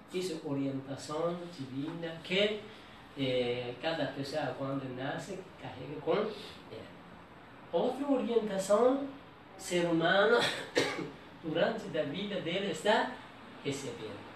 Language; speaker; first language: Portuguese; non-native, learner; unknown